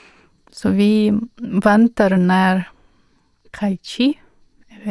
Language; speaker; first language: Swedish; non-native, fluent; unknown